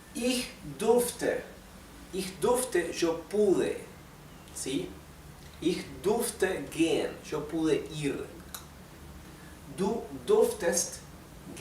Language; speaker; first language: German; non-native, fluent; Spanish